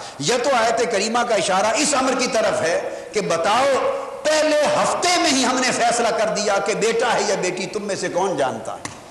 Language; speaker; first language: Urdu; non-native, local second language; Punjabi